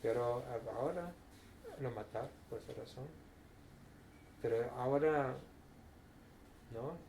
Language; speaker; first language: Spanish; non-native, fluent; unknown